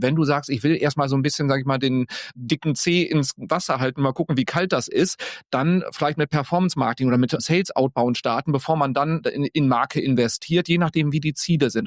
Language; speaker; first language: German; native; German